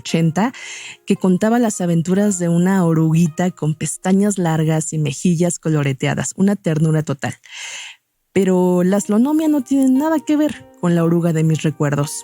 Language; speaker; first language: Spanish; native; Spanish